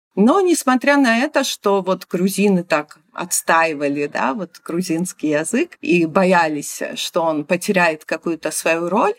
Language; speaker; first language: Russian; non-native, local second language; Georgian